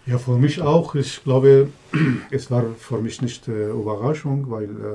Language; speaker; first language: German; non-native, learner; Kurdish